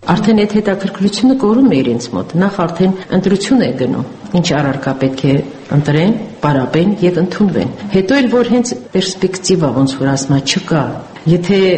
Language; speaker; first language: Armenian; non-native, local second language; Assyrian Neo-Aramaic